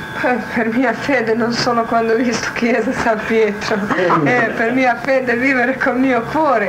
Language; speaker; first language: Italian; non-native, learner; Croatian